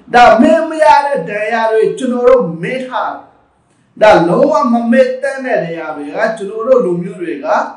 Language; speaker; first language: Burmese; non-native, local second language; Rohingya